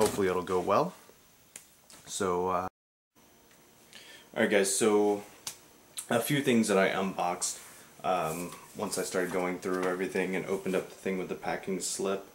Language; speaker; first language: English; native; English